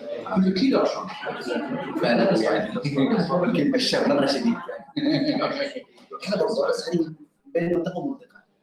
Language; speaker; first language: Arabic; native; Arabic